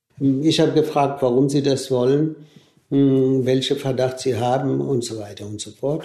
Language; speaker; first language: German; non-native, fluent; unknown